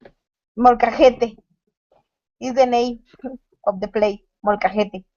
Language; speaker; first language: English; non-native, learner; Spanish